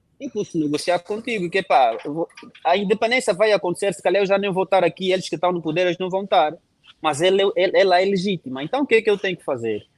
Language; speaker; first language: Portuguese; non-native, local second language; Kongo